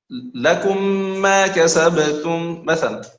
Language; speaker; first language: Arabic; native; Arabic